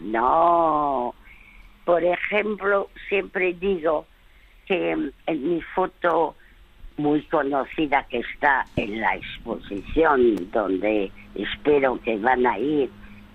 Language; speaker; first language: Spanish; early bilingual, other home language; French